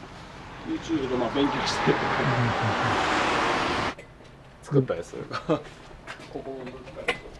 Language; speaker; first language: Japanese; native; Japanese